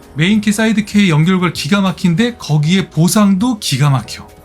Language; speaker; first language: Korean; native; Korean